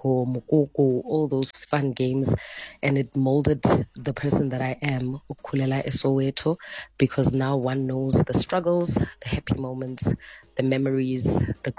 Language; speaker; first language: English; non-native, local second language; Zulu